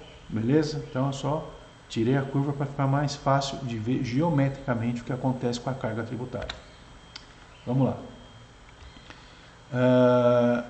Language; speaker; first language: Portuguese; native; Portuguese